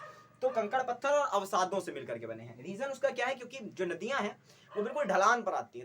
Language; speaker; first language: Hindi; native; Hindi